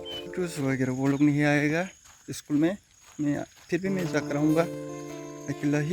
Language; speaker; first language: Hindi; non-native, local second language; Kok Borok